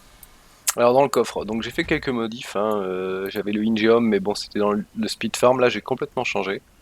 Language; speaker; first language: French; native; French